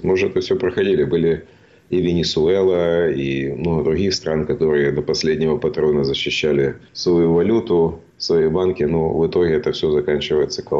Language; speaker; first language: Russian; native; Russian